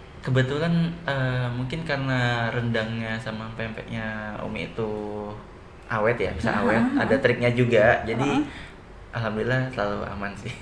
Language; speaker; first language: Indonesian; native; Indonesian